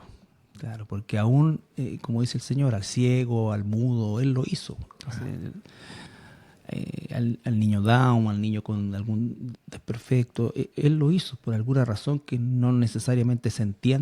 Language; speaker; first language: Spanish; native; Spanish